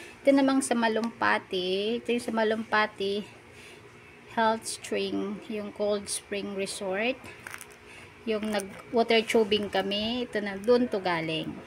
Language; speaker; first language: Filipino; non-native, local second language; Cebuano